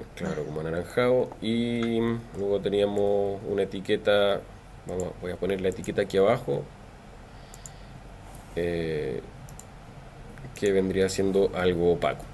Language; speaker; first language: Spanish; native; Spanish